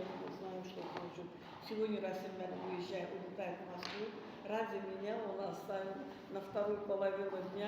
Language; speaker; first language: Russian; non-native, local second language; Azerbaijani